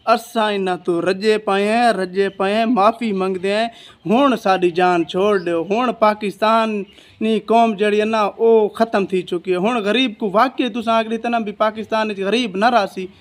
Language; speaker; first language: Urdu; native; Urdu